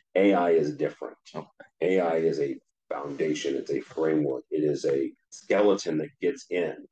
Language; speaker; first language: English; native; English